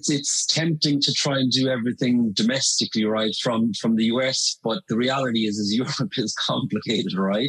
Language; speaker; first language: English; native; English